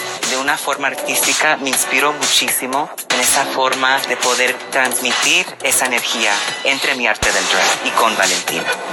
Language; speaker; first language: Spanish; early bilingual, heritage; Spanish